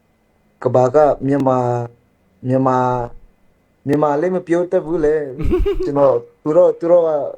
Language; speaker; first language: Burmese; early bilingual, heritage; Burmese